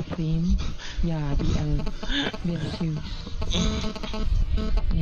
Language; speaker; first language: English; non-native, local second language; Filipino